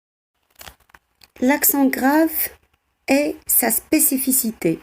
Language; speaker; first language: French; non-native, local second language; Arabic